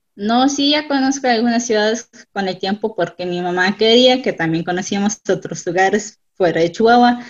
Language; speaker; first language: Spanish; non-native, fluent; German